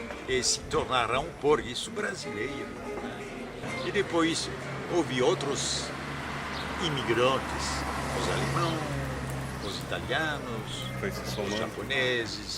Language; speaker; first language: Portuguese; non-native, fluent; French